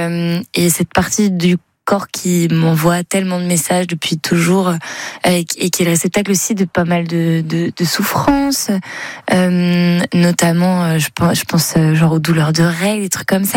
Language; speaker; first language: French; native; French